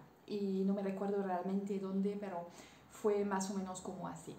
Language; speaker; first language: Spanish; non-native, learner; French